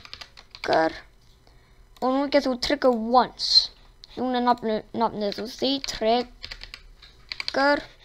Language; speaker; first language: Icelandic; non-native, learner; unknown